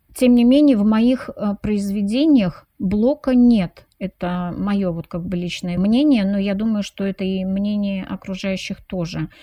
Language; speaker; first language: Russian; native; Russian